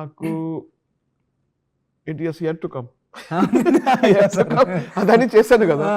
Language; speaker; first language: Telugu; non-native, learner; Tamil